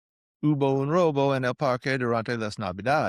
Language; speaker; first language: Spanish; non-native, fluent; English